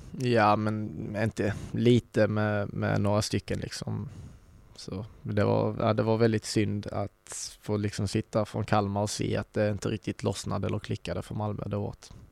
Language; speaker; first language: Swedish; native; Swedish